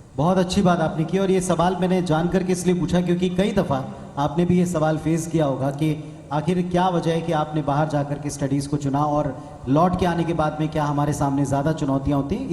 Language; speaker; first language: Hindi; native; Hindi